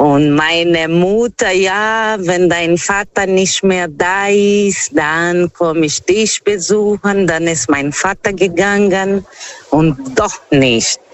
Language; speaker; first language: German; non-native, fluent; Portuguese